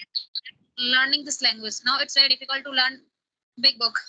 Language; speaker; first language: English; non-native, local second language; Hindi